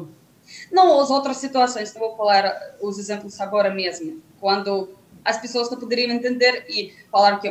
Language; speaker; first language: Portuguese; non-native, fluent; Russian